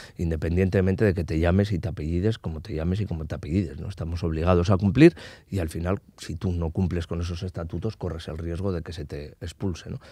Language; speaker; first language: Spanish; non-native, local second language; Basque